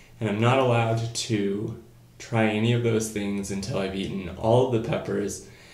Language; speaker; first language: English; native; English